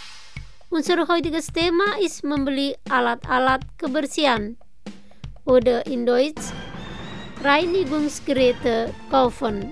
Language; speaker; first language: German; non-native, fluent; Indonesian